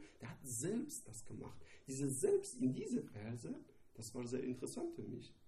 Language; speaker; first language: German; non-native, learner; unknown